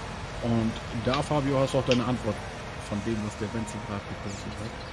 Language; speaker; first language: German; native; German